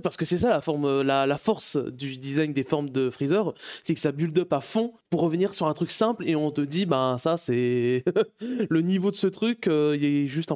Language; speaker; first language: French; native; French